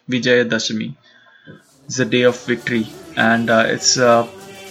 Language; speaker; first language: English; non-native, local second language; Tamil